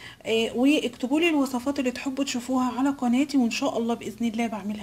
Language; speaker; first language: Arabic; native; Arabic